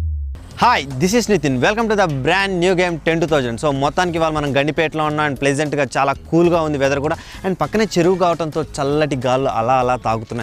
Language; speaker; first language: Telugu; native; Telugu